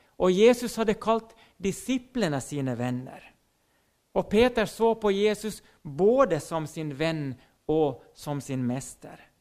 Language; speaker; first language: Norwegian; non-native, fluent; Finnish